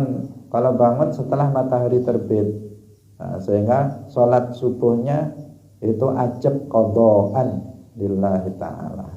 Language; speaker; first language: Indonesian; non-native, local second language; Javanese